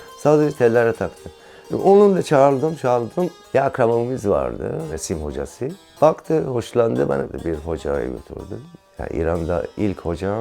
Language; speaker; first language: Turkish; non-native, learner; Persian